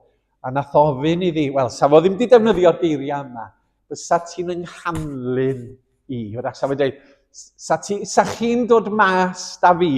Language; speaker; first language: Welsh; native; Welsh